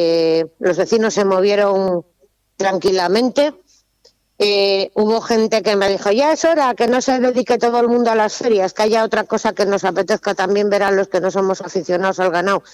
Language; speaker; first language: Spanish; native; Spanish